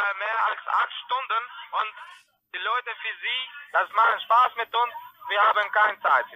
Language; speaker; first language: German; non-native, fluent; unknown